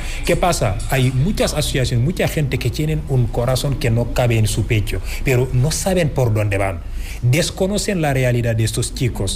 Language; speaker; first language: Spanish; non-native, fluent; Wolof